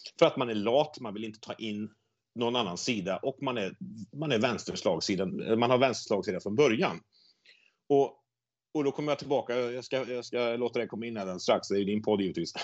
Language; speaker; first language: Swedish; native; Swedish